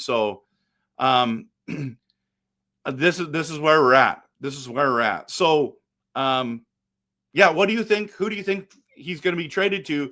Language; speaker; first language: English; native; English